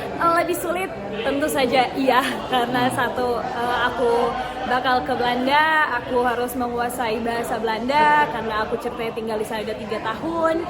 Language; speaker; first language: Indonesian; native; Indonesian